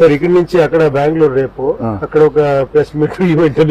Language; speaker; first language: Telugu; non-native, learner; Kannada